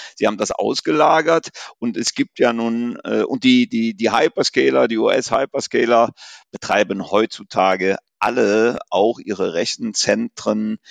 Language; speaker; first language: German; native; German